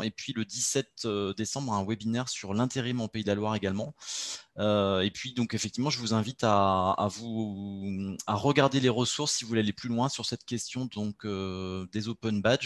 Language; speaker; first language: French; native; French